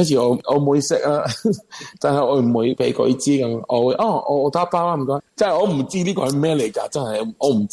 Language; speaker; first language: Cantonese; non-native, learner; Spanish